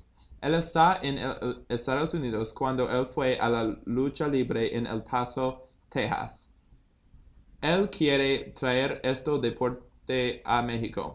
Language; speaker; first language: Spanish; non-native, learner; English